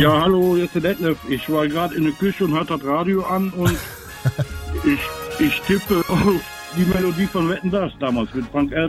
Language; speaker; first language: German; native; German